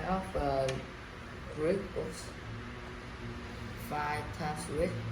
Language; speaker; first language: English; non-native, learner; Vietnamese